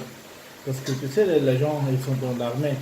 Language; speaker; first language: French; non-native, learner; Urdu